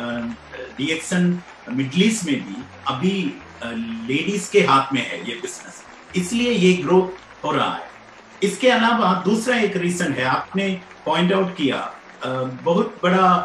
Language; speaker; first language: Hindi; non-native, local second language; Malayalam